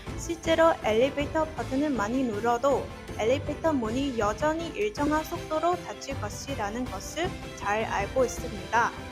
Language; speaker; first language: Korean; non-native, learner; Vietnamese